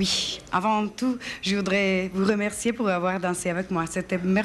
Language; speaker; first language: French; non-native, fluent; Italian